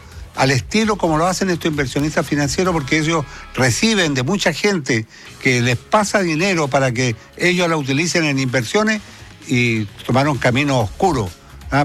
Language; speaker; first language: Spanish; native; Spanish